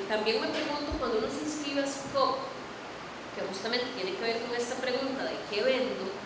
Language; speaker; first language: Spanish; native; Spanish